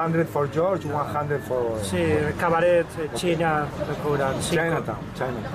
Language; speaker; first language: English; non-native, learner; Spanish